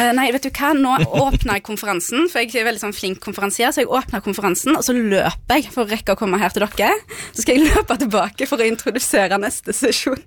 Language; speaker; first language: Norwegian; early bilingual, other home language; Arabic